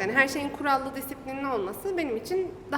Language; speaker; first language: Turkish; native; Turkish